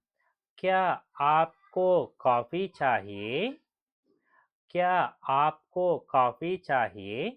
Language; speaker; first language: Hindi; non-native, local second language; Telugu